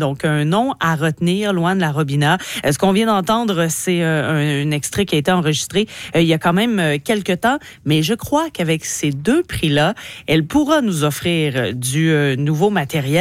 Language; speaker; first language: French; native; French